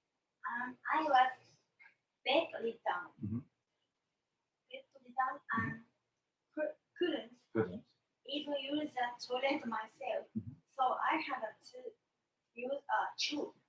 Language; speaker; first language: English; non-native, learner; Japanese